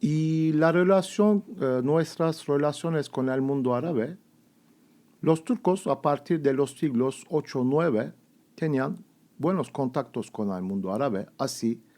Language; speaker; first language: Spanish; non-native, fluent; Turkish